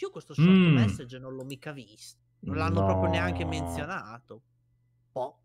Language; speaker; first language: Italian; native; Italian